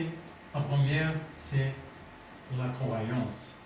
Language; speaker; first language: French; non-native, fluent; Arabic